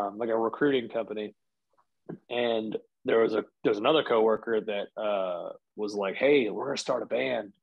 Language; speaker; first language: English; native; English